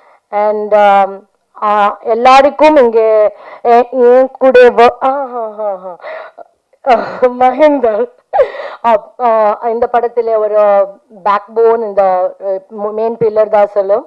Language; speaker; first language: Tamil; non-native, fluent; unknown